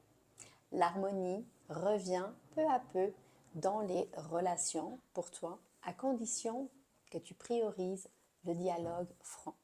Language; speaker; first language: French; native; French